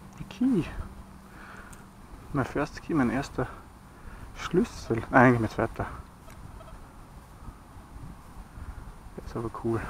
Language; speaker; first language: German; native; German